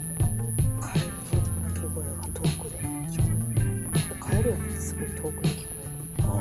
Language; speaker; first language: Japanese; native; Japanese